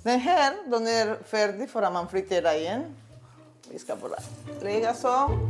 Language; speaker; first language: Swedish; non-native, learner; Spanish